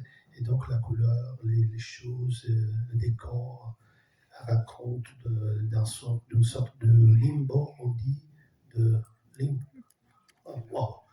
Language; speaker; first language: French; non-native, fluent; Italian